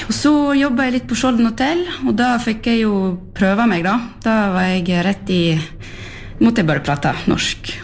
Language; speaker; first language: Norwegian; early bilingual, heritage; French